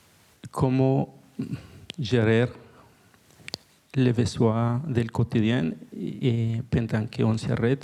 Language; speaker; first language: French; non-native, learner; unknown